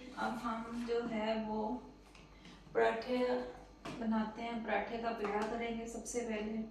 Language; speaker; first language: Urdu; non-native, local second language; Punjabi